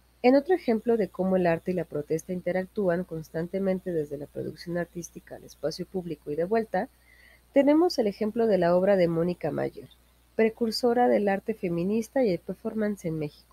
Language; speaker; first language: Spanish; native; Spanish